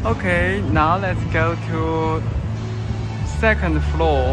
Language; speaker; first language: English; non-native, learner; Chinese